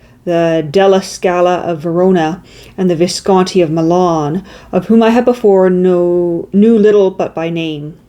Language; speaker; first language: English; native; English